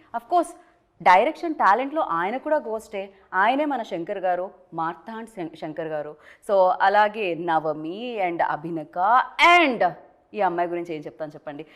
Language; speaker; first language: Telugu; native; Telugu